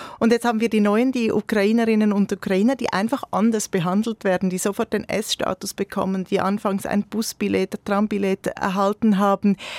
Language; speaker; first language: German; native; German